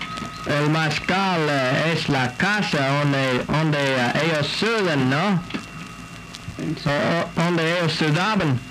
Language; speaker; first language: Spanish; non-native, fluent; English